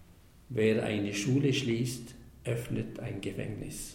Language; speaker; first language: German; non-native, fluent; Arabic